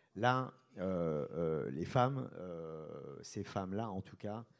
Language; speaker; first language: French; native; French